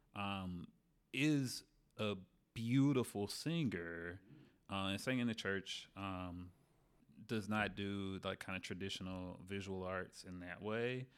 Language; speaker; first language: English; native; English